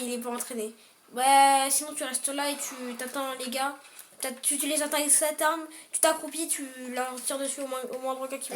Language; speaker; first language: French; native; French